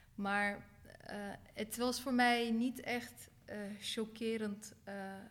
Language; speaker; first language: Dutch; early bilingual, other home language; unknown